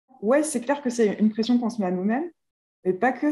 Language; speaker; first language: French; native; French